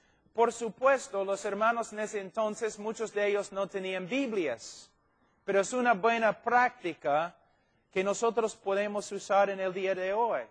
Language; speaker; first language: Spanish; non-native, fluent; English